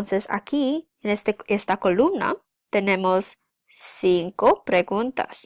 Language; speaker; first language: Spanish; non-native, fluent; English